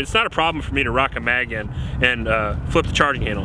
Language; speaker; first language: English; native; English